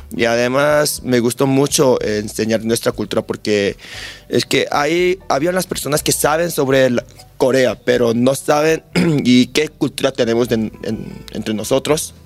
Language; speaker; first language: Spanish; non-native, fluent; Korean